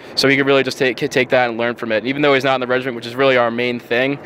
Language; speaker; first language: English; native; English